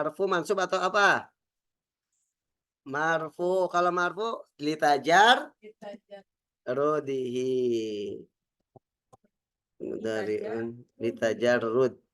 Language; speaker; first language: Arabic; non-native, fluent; Indonesian